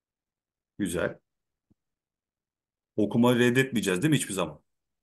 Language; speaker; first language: Turkish; native; Turkish